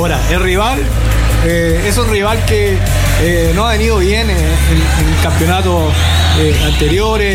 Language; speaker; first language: Spanish; native; Spanish